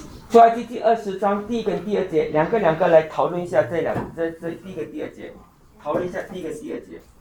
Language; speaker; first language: Chinese; native; Chinese